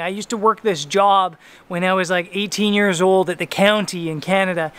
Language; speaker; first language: English; native; English